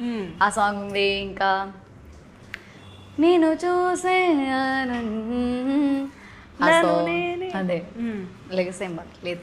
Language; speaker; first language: Telugu; non-native, learner; Malayalam